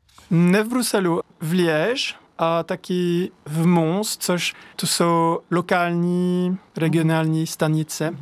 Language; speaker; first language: Czech; non-native, fluent; French